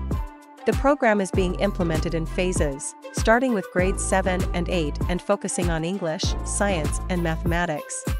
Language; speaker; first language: English; non-native, local second language; Filipino